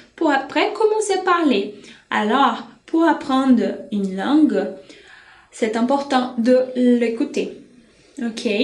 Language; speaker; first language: French; non-native, fluent; Portuguese